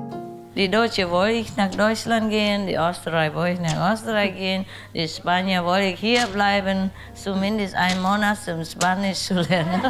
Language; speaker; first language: German; non-native, learner; Vietnamese